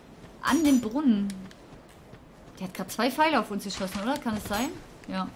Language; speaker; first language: German; native; German